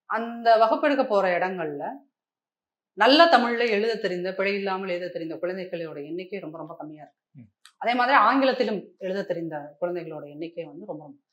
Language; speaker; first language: Tamil; native; Tamil